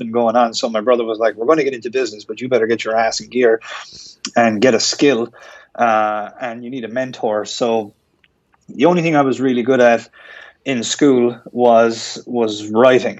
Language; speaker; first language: English; native; English